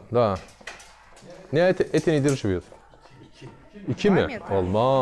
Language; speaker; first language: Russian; non-native, learner; Turkish